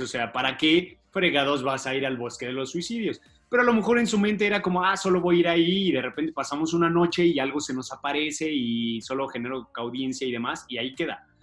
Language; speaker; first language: Spanish; native; Spanish